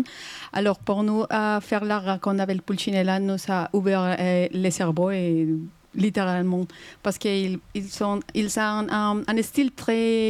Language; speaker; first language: French; non-native, fluent; Spanish